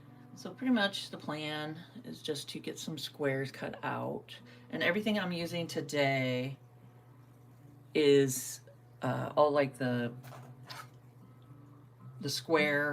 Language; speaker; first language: English; native; English